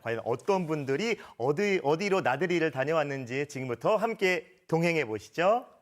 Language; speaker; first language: Korean; native; Korean